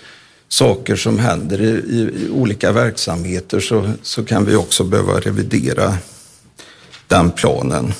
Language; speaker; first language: Swedish; native; Swedish